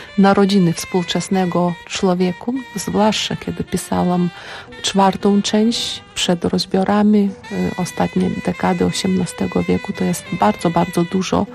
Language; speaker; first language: Polish; non-native, fluent; Lithuanian